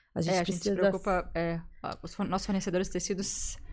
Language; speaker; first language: Portuguese; native; Portuguese